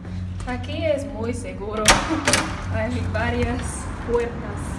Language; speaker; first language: Spanish; non-native, fluent; English